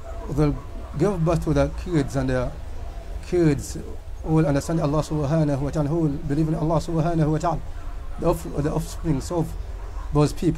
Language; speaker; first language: English; non-native, local second language; Ganda